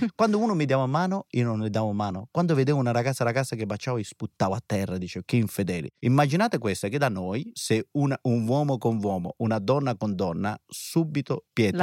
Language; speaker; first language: Italian; non-native, fluent; Persian